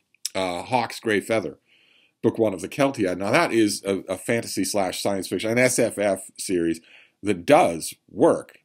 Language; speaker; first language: English; native; English